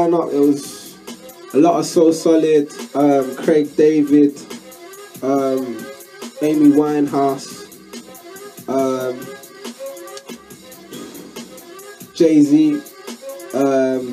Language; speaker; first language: English; native; English